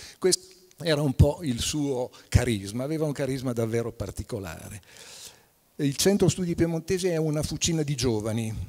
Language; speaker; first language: Italian; native; Italian